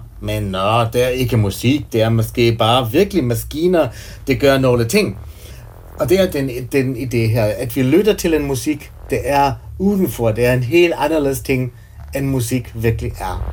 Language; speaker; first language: Danish; non-native, fluent; German